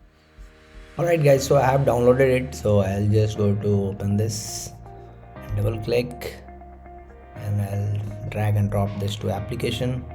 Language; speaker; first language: English; non-native, local second language; Hindi